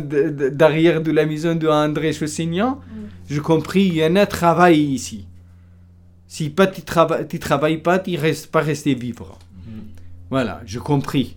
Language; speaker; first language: French; non-native, learner; Kurdish